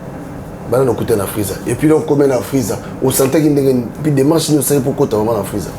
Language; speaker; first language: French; non-native, local second language; Lingala